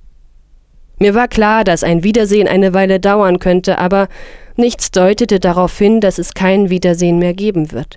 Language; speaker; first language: German; non-native, fluent; Persian